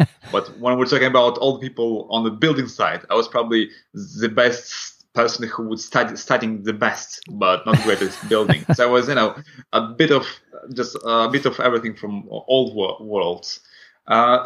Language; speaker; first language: English; non-native, fluent; Russian